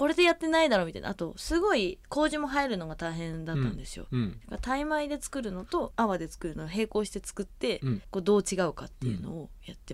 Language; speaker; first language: Japanese; native; Japanese